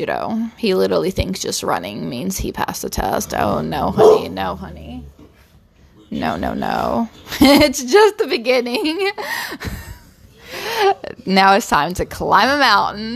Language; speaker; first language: English; non-native, fluent; Portuguese